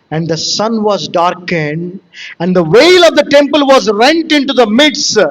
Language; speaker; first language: English; non-native, local second language; Telugu